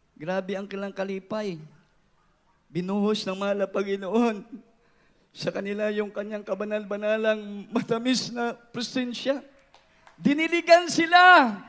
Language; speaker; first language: Filipino; non-native, local second language; Cebuano